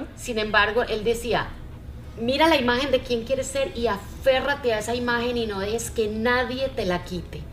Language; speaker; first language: Spanish; native; Spanish